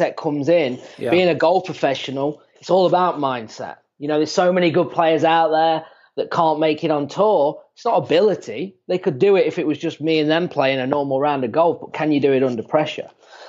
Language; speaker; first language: English; native; English